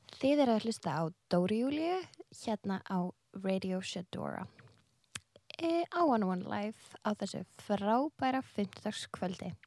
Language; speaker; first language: Icelandic; early bilingual, other home language; Filipino